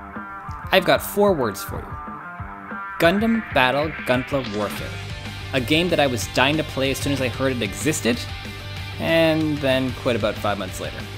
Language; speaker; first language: English; native; English